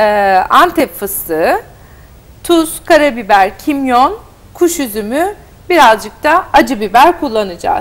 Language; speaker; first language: Turkish; native; Turkish